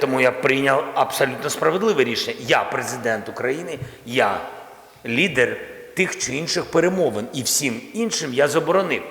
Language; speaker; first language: Ukrainian; non-native, local second language; Russian